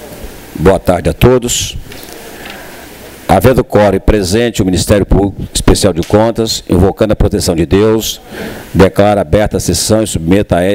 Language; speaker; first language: Portuguese; native; Portuguese